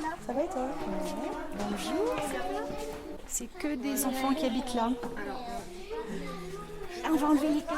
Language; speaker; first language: French; native; French